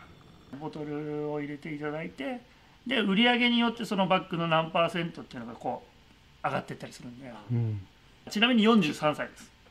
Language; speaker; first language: Japanese; native; Japanese